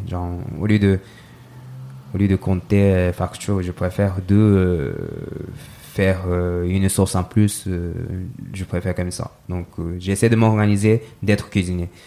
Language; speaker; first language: French; non-native, fluent; Japanese